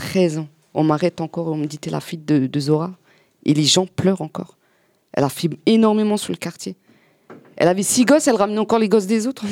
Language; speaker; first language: French; native; French